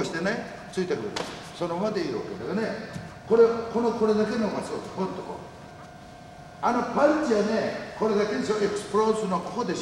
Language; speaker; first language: Japanese; native; Japanese